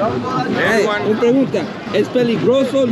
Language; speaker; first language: Spanish; non-native, learner; English